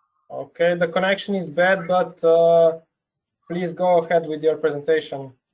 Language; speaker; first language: English; non-native, fluent; Slovenian